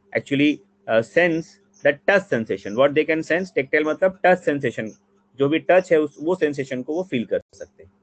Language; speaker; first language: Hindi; non-native, local second language; Bangla